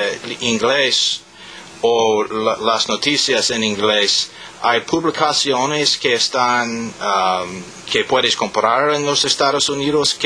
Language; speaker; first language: Spanish; non-native, learner; English